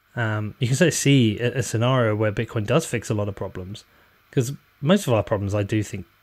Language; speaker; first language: English; native; English